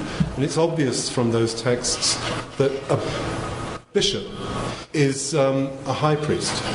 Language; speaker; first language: English; native; English